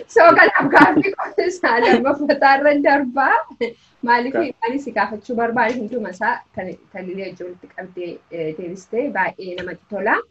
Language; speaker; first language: Oromo; native; Oromo